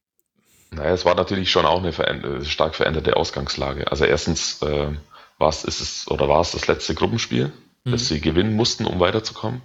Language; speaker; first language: German; native; German